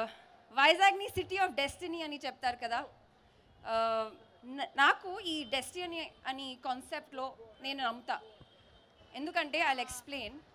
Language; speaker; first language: Telugu; non-native, fluent; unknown